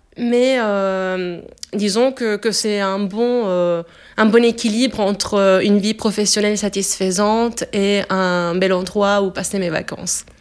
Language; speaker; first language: French; non-native, fluent; Italian